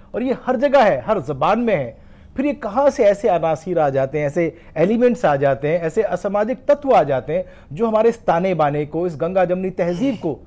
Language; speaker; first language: Hindi; native; Hindi